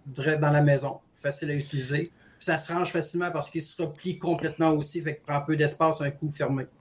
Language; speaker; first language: French; native; French